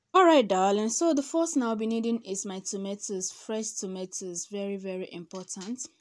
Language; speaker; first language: English; non-native, local second language; Igbo